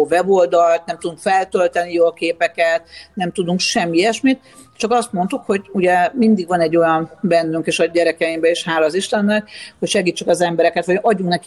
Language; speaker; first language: Hungarian; native; Hungarian